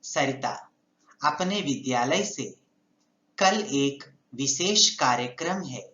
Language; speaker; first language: Hindi; non-native, local second language; Telugu